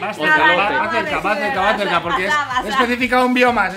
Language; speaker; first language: Spanish; native; Spanish